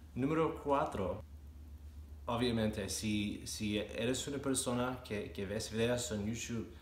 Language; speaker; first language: Spanish; non-native, fluent; English